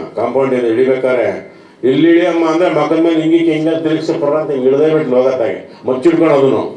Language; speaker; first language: Kannada; native; Kannada